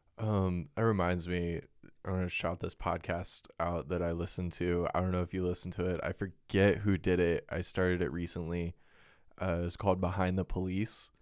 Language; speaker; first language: English; native; English